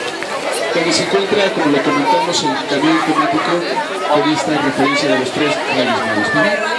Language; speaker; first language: Spanish; native; Spanish